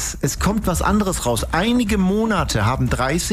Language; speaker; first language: German; native; German